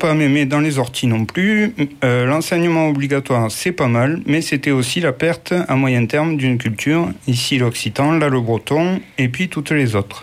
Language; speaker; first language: French; native; French